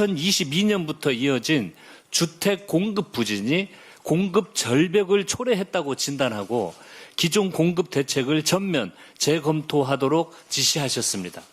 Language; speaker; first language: Korean; native; Korean